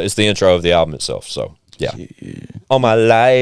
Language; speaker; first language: English; native; English